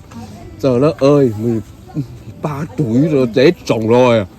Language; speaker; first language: Vietnamese; non-native, learner; Chinese